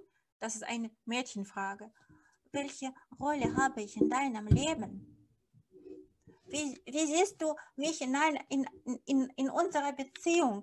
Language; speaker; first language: German; non-native, fluent; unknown